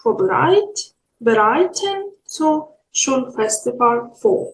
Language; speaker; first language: German; non-native, fluent; Ukrainian